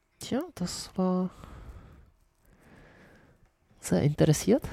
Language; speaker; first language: German; non-native, learner; Czech